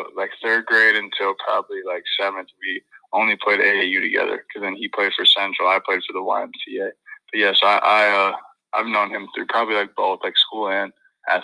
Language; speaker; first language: English; native; English